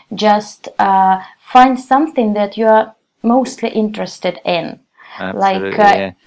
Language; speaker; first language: English; non-native, fluent; Russian